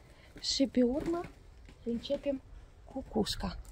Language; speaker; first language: Romanian; non-native, learner; Russian